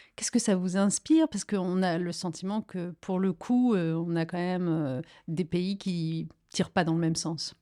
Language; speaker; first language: French; early bilingual, other home language; Riffian